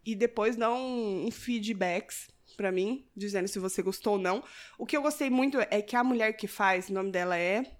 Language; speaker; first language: Portuguese; native; Portuguese